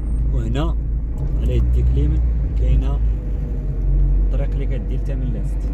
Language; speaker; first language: Arabic; native; Arabic